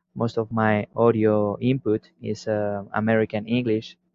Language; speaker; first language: English; non-native, fluent; Spanish